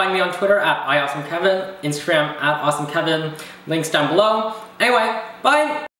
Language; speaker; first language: English; native; English